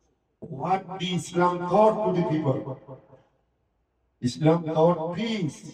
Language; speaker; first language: English; non-native, fluent; Bangla